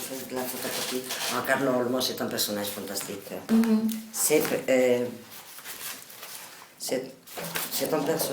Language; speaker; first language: French; non-native, learner; Catalan